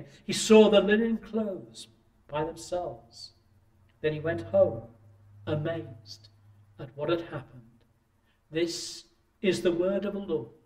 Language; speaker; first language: English; native; English